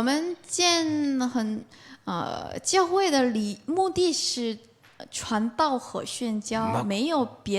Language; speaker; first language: Chinese; non-native, fluent; Korean